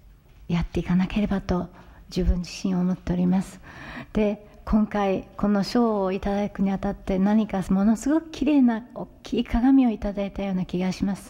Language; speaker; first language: Japanese; native; Japanese